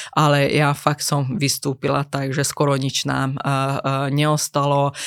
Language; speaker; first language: Slovak; non-native, local second language; Hungarian